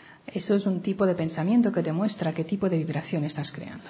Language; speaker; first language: Spanish; native; Spanish